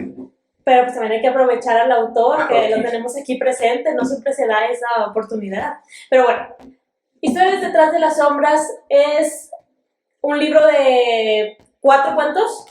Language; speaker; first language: Spanish; native; Spanish